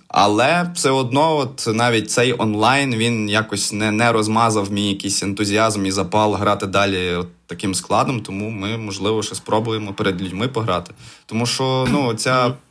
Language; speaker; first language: Ukrainian; native; Ukrainian